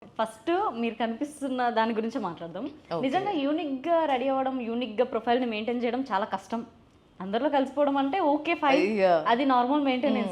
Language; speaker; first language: Telugu; native; Telugu